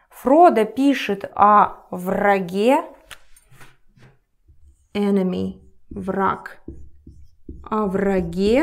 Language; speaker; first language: Russian; non-native, learner; English